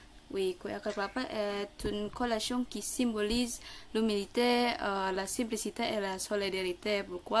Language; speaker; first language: French; non-native, learner; Indonesian